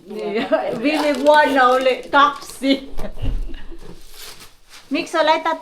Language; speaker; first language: Finnish; non-native, learner; Filipino